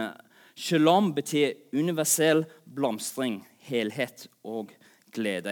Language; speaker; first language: Norwegian; non-native, fluent; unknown